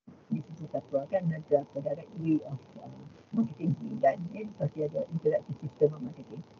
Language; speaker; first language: English; non-native, local second language; Malay